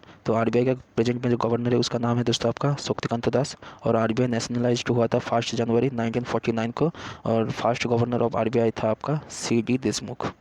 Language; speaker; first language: Hindi; native; Hindi